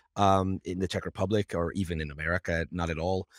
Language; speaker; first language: English; native; English